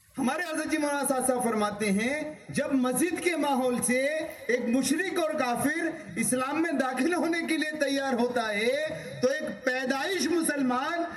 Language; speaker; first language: Urdu; native; Urdu